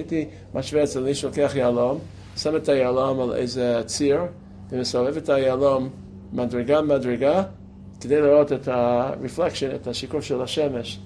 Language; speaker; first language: Hebrew; non-native, fluent; English